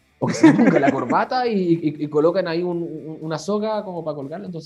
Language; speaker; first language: Spanish; native; Spanish